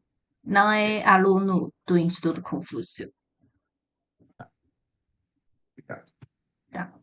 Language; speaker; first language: Portuguese; non-native, learner; Chinese